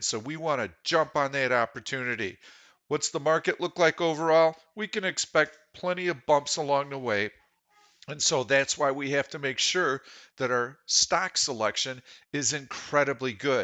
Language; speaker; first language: English; native; English